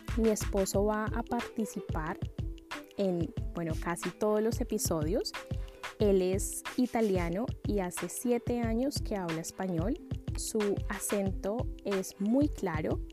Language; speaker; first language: Spanish; native; Spanish